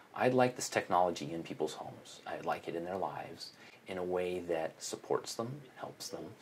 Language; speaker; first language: English; native; English